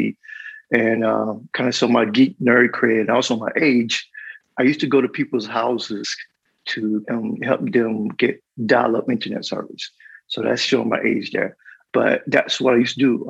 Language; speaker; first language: English; native; English